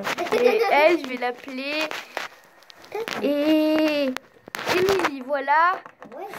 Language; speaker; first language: French; native; French